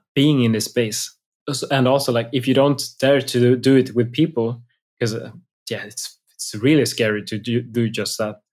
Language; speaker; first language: English; non-native, fluent; Swedish